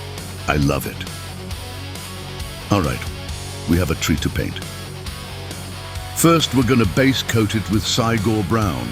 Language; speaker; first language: English; native; English